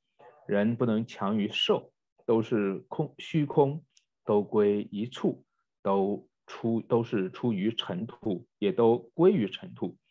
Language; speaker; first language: Chinese; native; Chinese